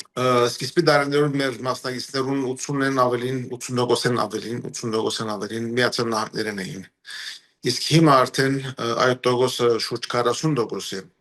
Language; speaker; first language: Armenian; early bilingual, heritage; Armenian